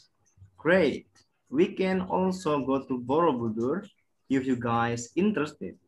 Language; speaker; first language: English; non-native, learner; Indonesian